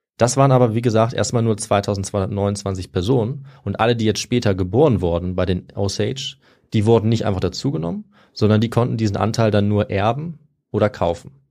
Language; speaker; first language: German; native; German